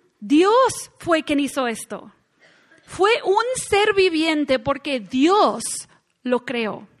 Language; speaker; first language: Spanish; non-native, fluent; English